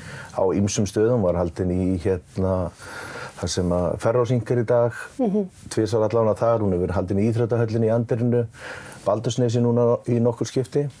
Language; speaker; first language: Icelandic; native; Icelandic